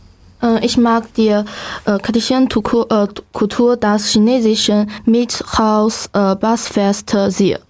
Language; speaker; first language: German; non-native, learner; Chinese